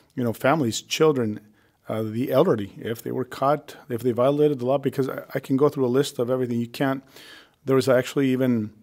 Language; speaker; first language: English; early bilingual, other home language; Spanish